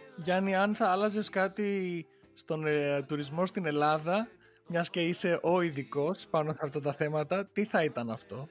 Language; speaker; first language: Greek; native; Greek